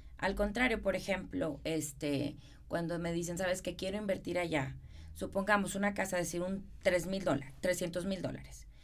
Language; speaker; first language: Spanish; native; Spanish